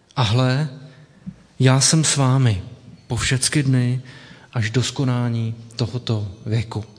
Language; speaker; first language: Czech; native; Czech